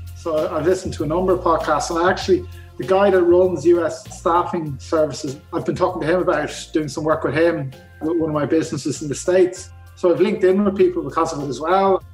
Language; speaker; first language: English; native; English